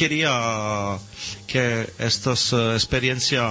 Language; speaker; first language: Spanish; non-native, learner; Italian